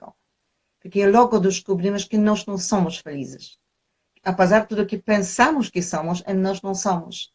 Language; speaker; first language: Portuguese; non-native, fluent; Polish